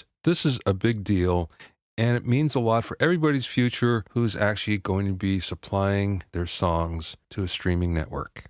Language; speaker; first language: English; native; English